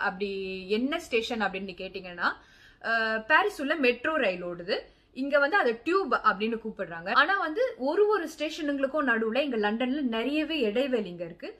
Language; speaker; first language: Tamil; early bilingual, heritage; Tamil